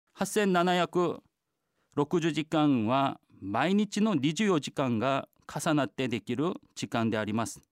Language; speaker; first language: Japanese; non-native, fluent; Korean